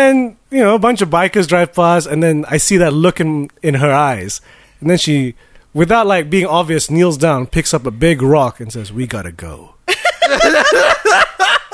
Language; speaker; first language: English; native; English